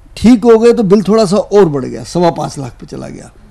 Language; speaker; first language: Hindi; native; Hindi